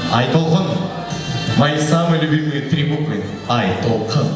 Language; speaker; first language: Russian; non-native, local second language; Kazakh